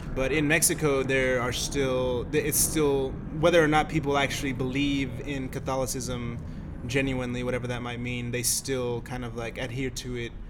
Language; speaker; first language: English; native; English